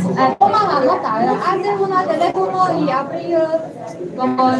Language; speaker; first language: Spanish; non-native, learner; Chinese